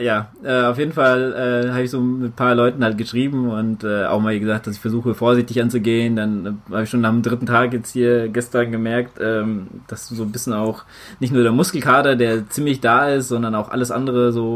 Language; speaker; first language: German; native; German